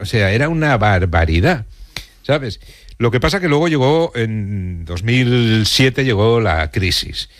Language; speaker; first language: Spanish; native; Spanish